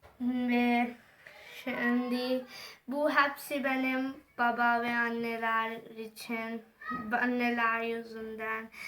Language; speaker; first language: Turkish; non-native, learner; Hindi